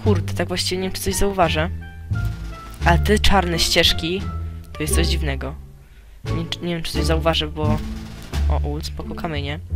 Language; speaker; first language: Polish; native; Polish